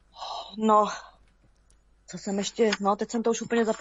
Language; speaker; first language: Czech; native; Czech